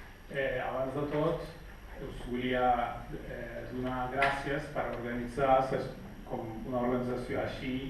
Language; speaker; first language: Catalan; non-native, fluent; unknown